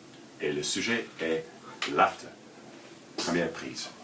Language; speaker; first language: French; non-native, learner; English